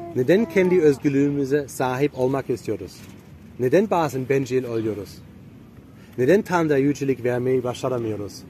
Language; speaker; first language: Turkish; non-native, fluent; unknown